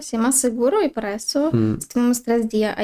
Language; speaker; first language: Spanish; non-native, learner; Ukrainian